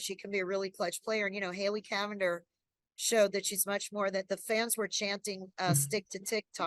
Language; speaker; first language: English; native; English